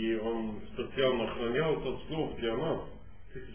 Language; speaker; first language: Russian; non-native, fluent; English